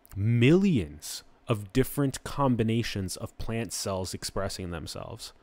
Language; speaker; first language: English; native; English